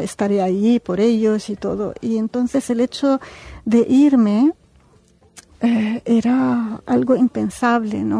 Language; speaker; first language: Spanish; non-native, fluent; Arabic